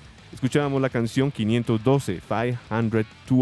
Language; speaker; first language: Spanish; native; Spanish